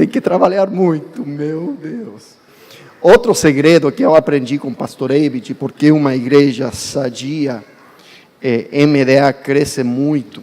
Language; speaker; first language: Portuguese; non-native, fluent; English